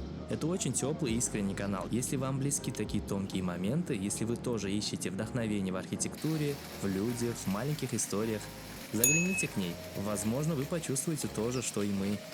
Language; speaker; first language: Russian; native; Russian